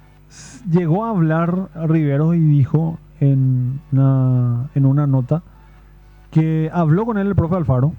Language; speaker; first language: Spanish; native; Spanish